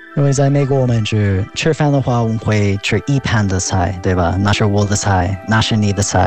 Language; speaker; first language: Chinese; non-native, fluent; English